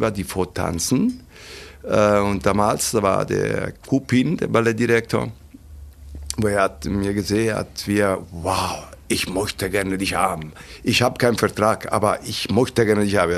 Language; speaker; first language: German; non-native, fluent; Italian